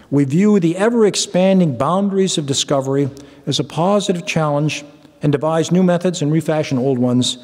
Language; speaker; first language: English; native; English